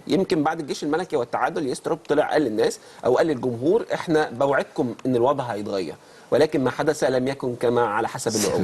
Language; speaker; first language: Arabic; native; Arabic